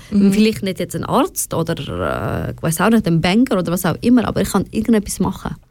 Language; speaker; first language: German; early bilingual, other home language; Persian